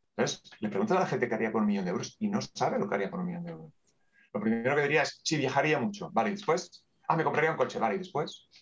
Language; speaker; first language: Spanish; native; Spanish